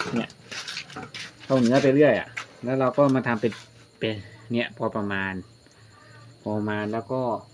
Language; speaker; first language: Thai; native; Thai